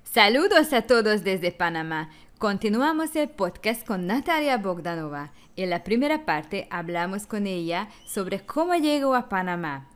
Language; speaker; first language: Spanish; non-native, learner; Hungarian